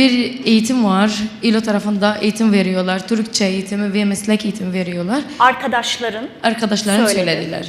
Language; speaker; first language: Turkish; non-native, local second language; Arabic